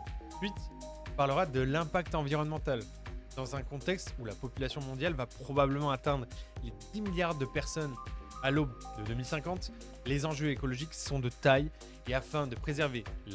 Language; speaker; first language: French; native; French